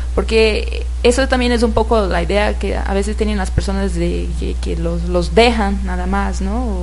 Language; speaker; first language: Spanish; non-native, fluent; Portuguese